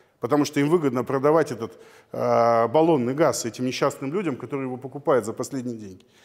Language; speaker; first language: Russian; native; Russian